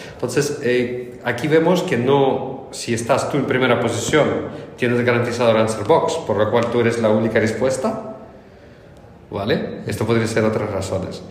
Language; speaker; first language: Spanish; non-native, fluent; Russian